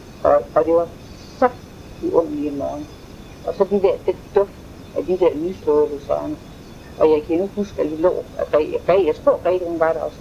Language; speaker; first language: Danish; native; Danish